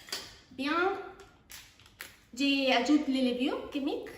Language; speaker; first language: French; non-native, fluent; Spanish